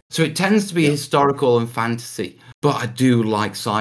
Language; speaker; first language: English; native; English